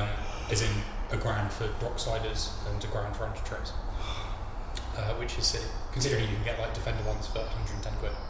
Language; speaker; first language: English; native; English